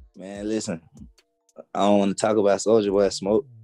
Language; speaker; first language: English; native; English